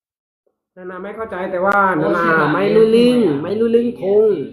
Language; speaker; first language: Thai; non-native, learner; Korean